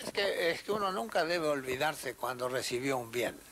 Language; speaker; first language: Spanish; native; Spanish